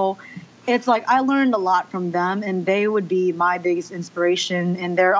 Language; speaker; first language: English; early bilingual, other home language; Chinese